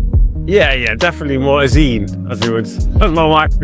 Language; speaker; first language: English; native; English